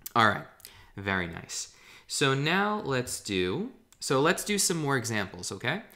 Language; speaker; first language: English; native; English